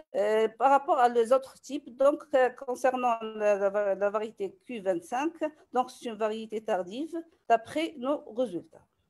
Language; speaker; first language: French; non-native, local second language; Arabic